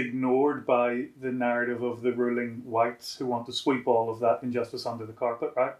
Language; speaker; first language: English; native; English